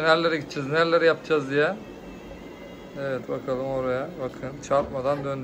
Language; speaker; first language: Turkish; native; Turkish